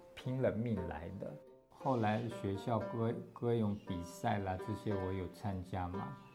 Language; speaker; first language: Chinese; non-native, local second language; Tibetan